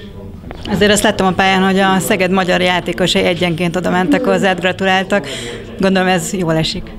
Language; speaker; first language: Hungarian; native; Hungarian